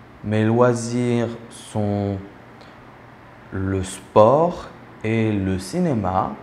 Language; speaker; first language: French; non-native, learner; Korean